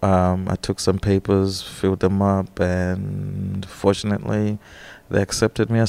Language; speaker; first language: English; non-native, local second language; Nyanja